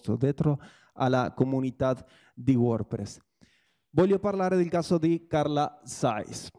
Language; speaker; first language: Italian; non-native, fluent; Spanish